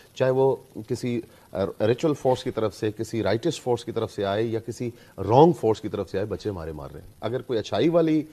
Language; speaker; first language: Urdu; native; Urdu